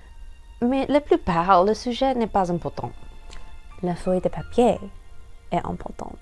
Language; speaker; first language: French; non-native, learner; English